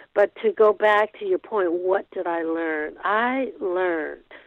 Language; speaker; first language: English; native; English